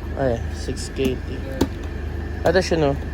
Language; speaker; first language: Arabic; non-native, learner; Filipino